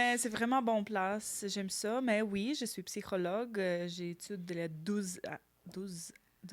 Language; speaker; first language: French; non-native, learner; Ukrainian